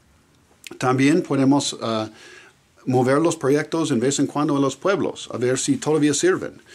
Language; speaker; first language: Spanish; non-native, fluent; English